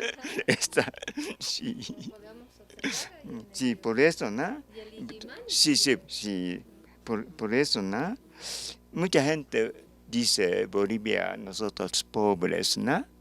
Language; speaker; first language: Spanish; non-native, learner; Japanese